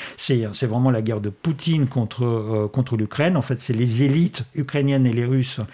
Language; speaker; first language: French; non-native, fluent; Russian